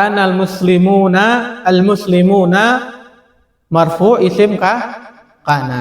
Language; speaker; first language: Arabic; non-native, fluent; Indonesian